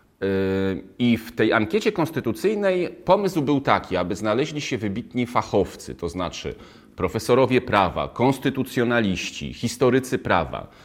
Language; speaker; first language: Polish; native; Polish